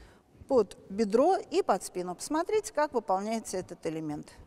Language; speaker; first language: Russian; native; Russian